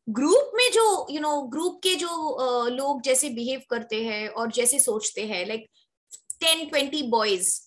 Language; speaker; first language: Hindi; native; Hindi